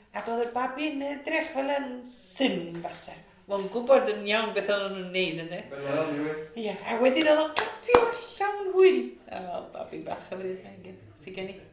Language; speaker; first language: Welsh; early bilingual, heritage; Welsh